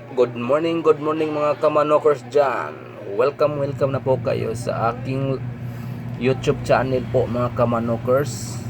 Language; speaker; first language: Filipino; native; Filipino